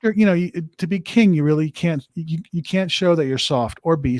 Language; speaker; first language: English; native; English